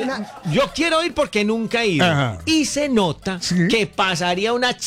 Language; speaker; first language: Spanish; native; Spanish